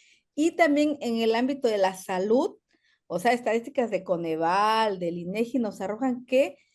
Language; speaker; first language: Spanish; native; Spanish